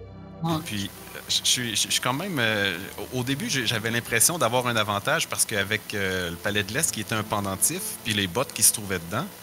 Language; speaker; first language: French; native; French